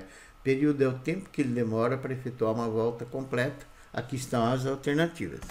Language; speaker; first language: Portuguese; native; Portuguese